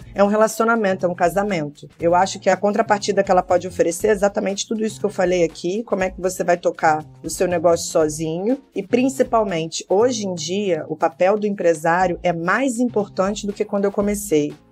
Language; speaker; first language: Portuguese; native; Portuguese